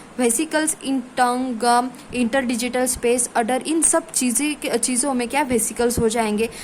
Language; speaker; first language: Hindi; non-native, local second language; Marathi